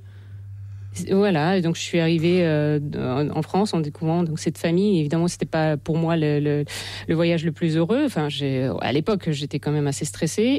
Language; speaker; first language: French; non-native, fluent; Russian